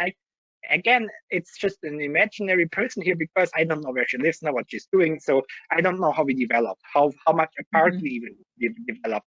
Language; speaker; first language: English; non-native, fluent; German